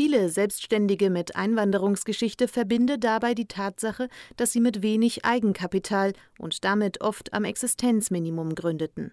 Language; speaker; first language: German; native; German